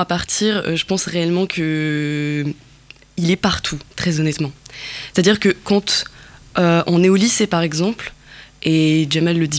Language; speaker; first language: French; non-native, local second language; Kabyle